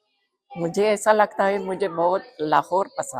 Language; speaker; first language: Hindi; non-native, fluent; Uzbek